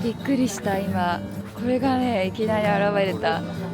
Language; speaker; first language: Japanese; native; Japanese